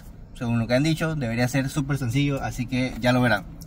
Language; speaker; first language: Spanish; native; Spanish